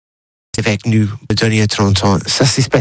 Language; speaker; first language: French; non-native, learner; English